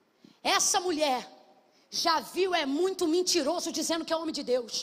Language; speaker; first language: Portuguese; native; Portuguese